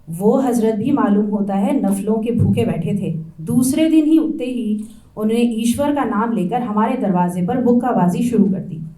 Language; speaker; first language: Urdu; native; Urdu